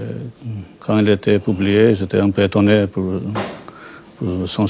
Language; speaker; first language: French; non-native, fluent; Albanian